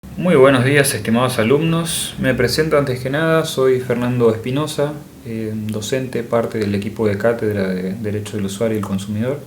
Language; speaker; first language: Spanish; native; Spanish